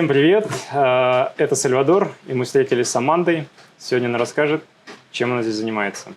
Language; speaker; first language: Russian; native; Russian